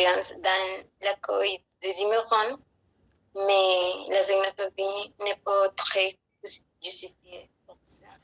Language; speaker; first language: French; non-native, learner; Spanish